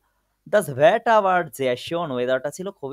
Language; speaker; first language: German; non-native, fluent; Bangla